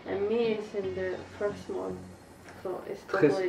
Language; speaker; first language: English; non-native, learner; Indonesian